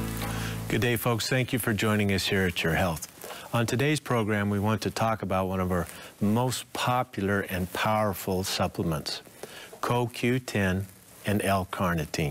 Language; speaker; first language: English; native; English